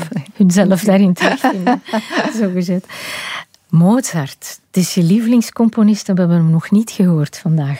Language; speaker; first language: Dutch; native; Dutch